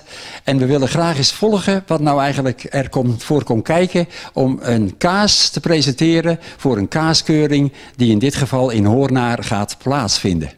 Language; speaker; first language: Dutch; native; Dutch